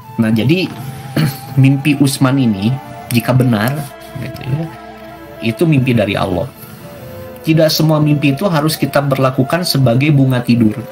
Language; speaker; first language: Indonesian; non-native, local second language; Sundanese